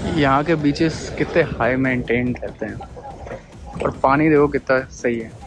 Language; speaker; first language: Hindi; native; Hindi